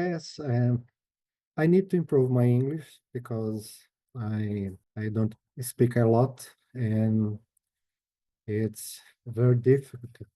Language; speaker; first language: English; non-native, learner; Portuguese